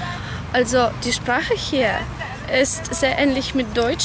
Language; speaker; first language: German; non-native, learner; Russian